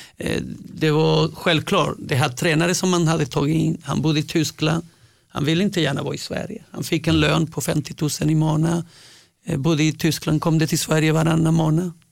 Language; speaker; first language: Swedish; non-native, fluent; Spanish